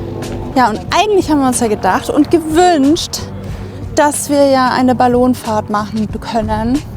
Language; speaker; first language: German; native; German